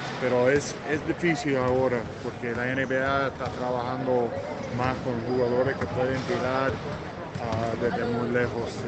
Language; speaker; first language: Spanish; early bilingual, heritage; English